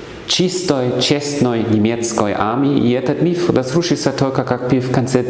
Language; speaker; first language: Russian; non-native, fluent; German